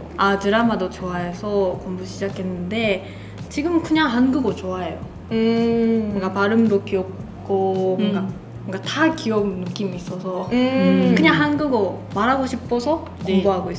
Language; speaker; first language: Korean; non-native, learner; Japanese